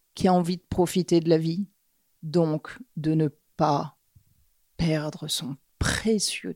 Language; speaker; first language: French; native; French